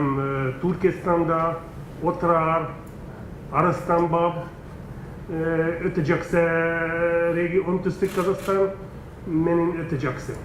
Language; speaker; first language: Kazakh; non-native, learner; Hungarian